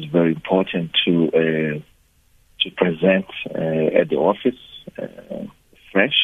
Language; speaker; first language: English; non-native, local second language; Shona